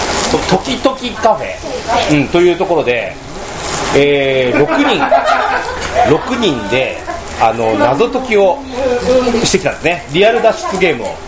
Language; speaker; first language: Japanese; native; Japanese